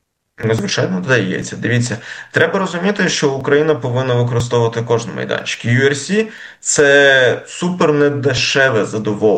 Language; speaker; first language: Ukrainian; native; Ukrainian